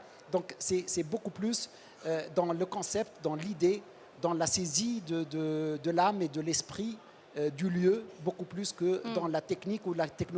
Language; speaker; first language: French; non-native, local second language; Arabic